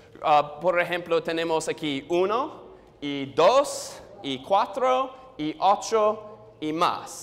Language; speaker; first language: Spanish; non-native, learner; English